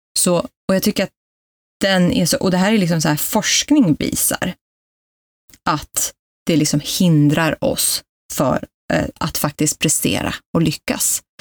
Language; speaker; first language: Swedish; early bilingual, other home language; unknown